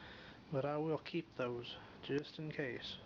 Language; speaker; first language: English; native; English